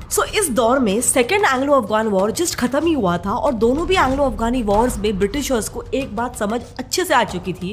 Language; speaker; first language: Hindi; native; Hindi